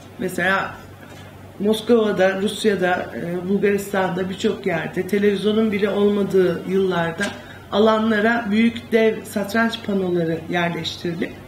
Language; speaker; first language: Turkish; native; Turkish